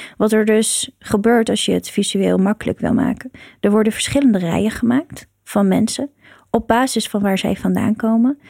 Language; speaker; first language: Dutch; early bilingual, other home language; Persian